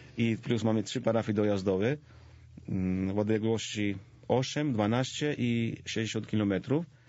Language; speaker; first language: Polish; non-native, fluent; Georgian